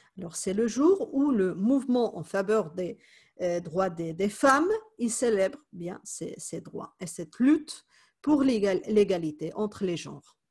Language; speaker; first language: French; non-native, fluent; Spanish